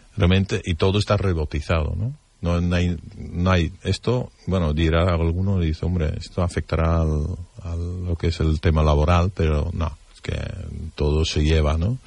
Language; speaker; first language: Spanish; non-native, fluent; Dutch